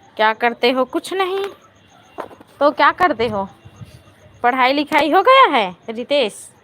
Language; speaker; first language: Hindi; native; Hindi